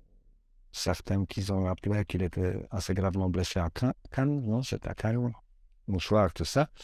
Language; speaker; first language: French; non-native, learner; Polish